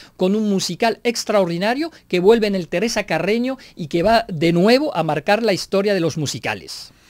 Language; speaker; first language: Spanish; non-native, fluent; French